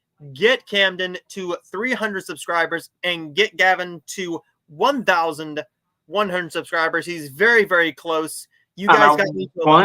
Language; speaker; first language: English; native; English